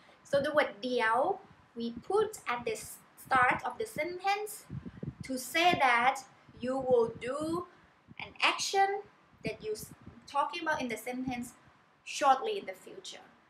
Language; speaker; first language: English; non-native, fluent; Thai